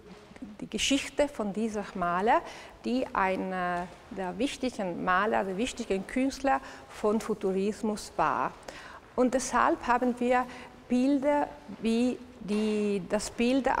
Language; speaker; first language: German; non-native, local second language; Italian